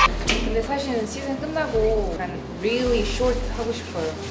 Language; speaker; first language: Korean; non-native, fluent; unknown